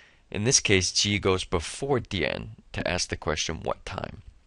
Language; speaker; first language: English; native; English